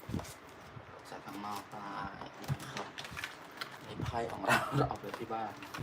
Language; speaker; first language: Thai; non-native, fluent; Khmer